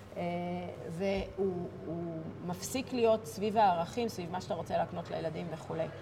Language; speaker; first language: Hebrew; native; Hebrew